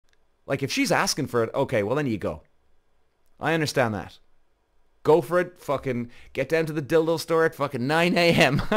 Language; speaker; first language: English; native; English